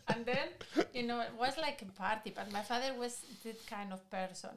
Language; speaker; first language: English; non-native, fluent; Spanish